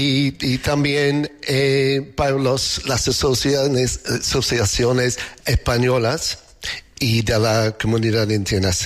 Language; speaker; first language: Spanish; non-native, learner; English